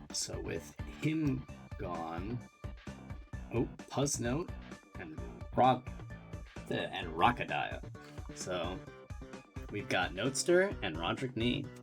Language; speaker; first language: English; native; English